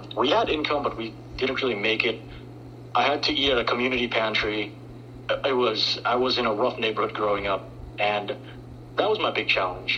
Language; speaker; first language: English; early bilingual, other home language; Filipino